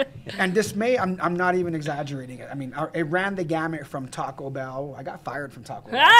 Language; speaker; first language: English; native; English